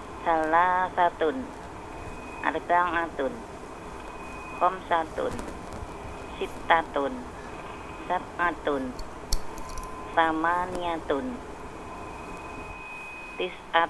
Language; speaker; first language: Arabic; non-native, learner; Indonesian